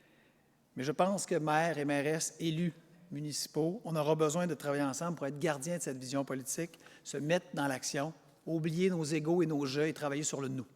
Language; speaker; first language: French; native; French